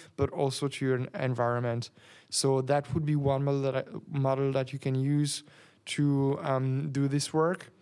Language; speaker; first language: English; non-native, fluent; French